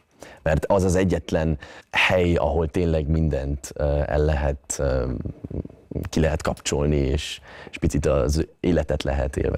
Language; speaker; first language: Hungarian; early bilingual, other home language; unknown